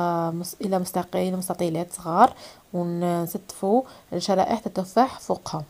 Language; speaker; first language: Arabic; native; Arabic